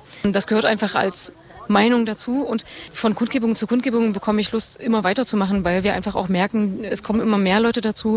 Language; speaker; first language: German; native; German